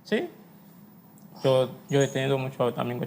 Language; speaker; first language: Spanish; non-native, learner; Haitian Creole